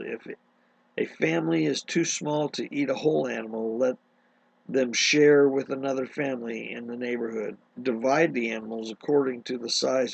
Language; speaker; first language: English; native; English